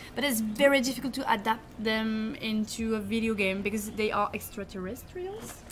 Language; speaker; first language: English; non-native, fluent; French